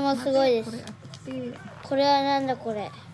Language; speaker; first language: Japanese; early bilingual, other home language; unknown